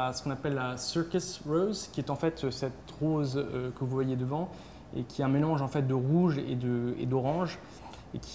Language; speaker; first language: French; native; French